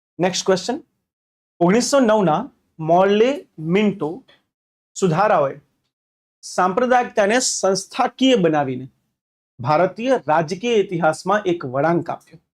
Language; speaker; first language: Gujarati; non-native, local second language; Hindi